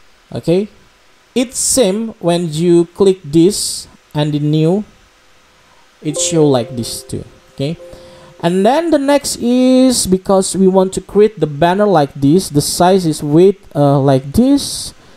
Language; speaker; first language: English; non-native, learner; Indonesian